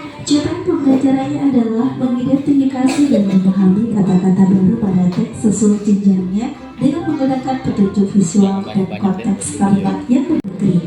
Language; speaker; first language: Indonesian; native; Indonesian